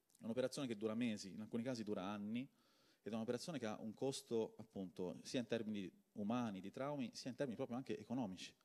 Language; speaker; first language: Italian; native; Italian